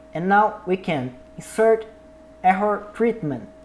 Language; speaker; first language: English; non-native, learner; Portuguese